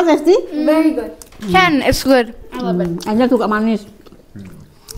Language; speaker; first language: English; non-native, learner; Indonesian